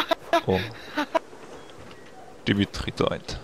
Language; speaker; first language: English; non-native, fluent; German